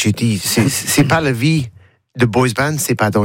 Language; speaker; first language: French; non-native, learner; English